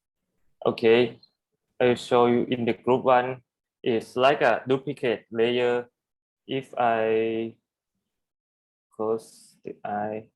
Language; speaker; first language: English; non-native, learner; Thai